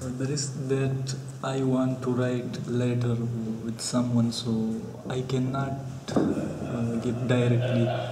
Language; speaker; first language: English; non-native, learner; Pashto